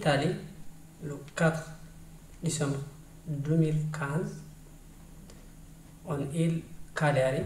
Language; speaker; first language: French; non-native, learner; Tigrinya